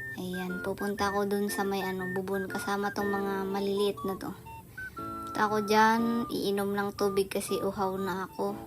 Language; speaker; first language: Filipino; non-native, local second language; Iloko